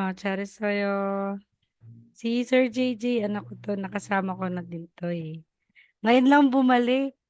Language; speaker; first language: Filipino; non-native, local second language; Cebuano